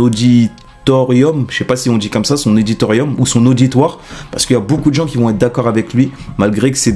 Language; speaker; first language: French; native; French